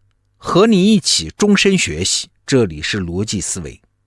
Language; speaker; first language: Chinese; native; Chinese